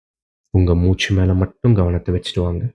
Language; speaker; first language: Tamil; native; Tamil